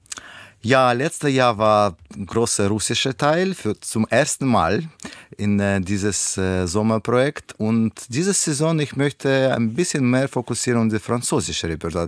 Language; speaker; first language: German; non-native, learner; Russian